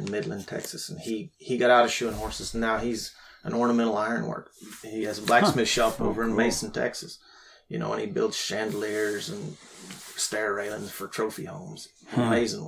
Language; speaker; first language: English; native; English